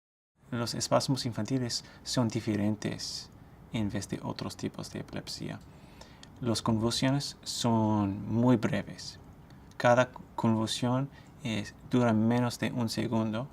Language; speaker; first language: Spanish; non-native, fluent; English